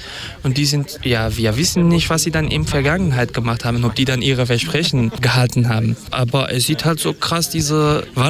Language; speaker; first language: German; non-native, fluent; Kurdish